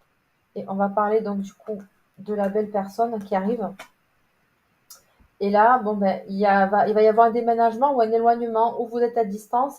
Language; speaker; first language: French; native; French